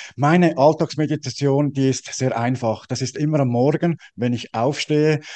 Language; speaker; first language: German; native; German